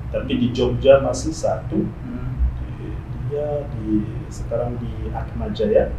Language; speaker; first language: Indonesian; non-native, fluent; Rundi